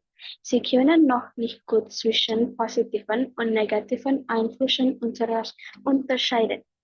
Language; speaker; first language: German; non-native, learner; Indonesian